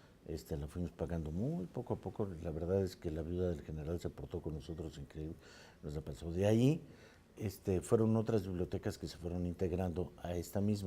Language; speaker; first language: Spanish; native; Spanish